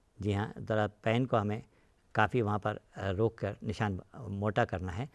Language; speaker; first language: Hindi; native; Hindi